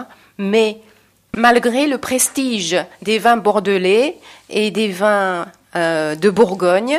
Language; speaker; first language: French; non-native, fluent; Chinese